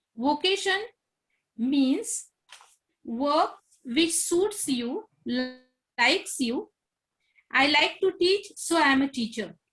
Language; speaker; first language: English; non-native, local second language; Marathi